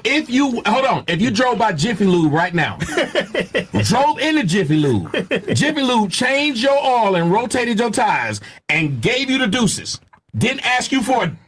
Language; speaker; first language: English; native; English